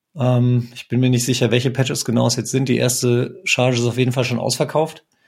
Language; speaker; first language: German; native; German